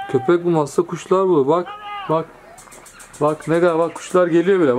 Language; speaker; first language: Turkish; native; Turkish